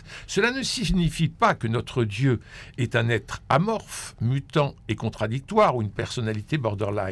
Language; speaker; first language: French; native; French